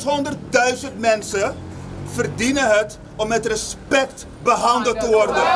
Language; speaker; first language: Dutch; native; Dutch